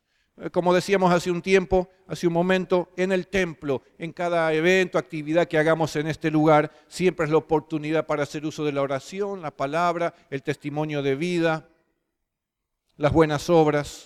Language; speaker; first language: Spanish; native; Spanish